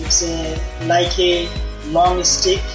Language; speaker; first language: English; non-native, fluent; Chinese